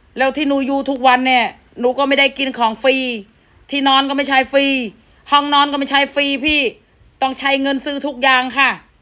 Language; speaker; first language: Thai; non-native, fluent; Khmer